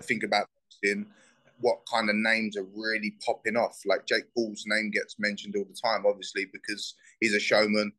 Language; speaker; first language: English; native; English